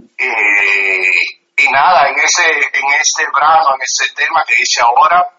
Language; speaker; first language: Italian; early bilingual, other home language; Spanish